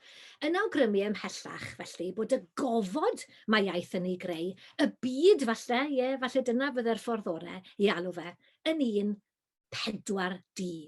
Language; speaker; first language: Welsh; native; Welsh